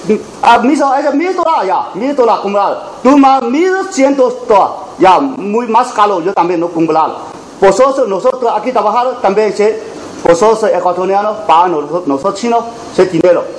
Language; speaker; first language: Spanish; non-native, learner; Chinese